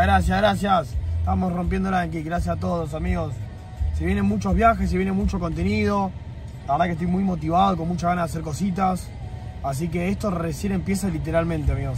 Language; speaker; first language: Spanish; native; Spanish